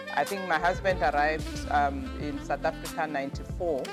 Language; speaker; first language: English; non-native, local second language; Venda